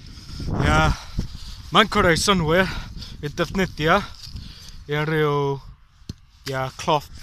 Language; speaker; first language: Welsh; non-native, learner; English